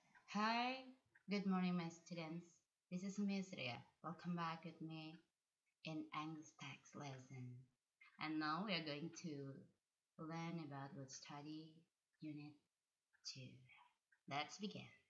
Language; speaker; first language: English; non-native, fluent; Indonesian